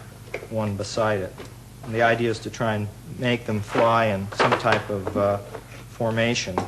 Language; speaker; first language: English; native; English